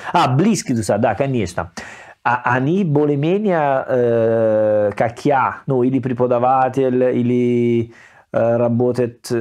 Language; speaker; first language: Russian; non-native, learner; Italian